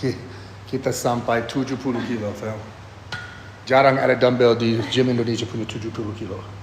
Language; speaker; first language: Indonesian; non-native, fluent; English